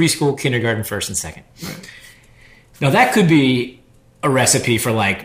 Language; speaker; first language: English; native; English